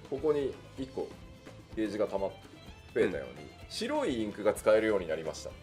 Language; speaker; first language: Japanese; native; Japanese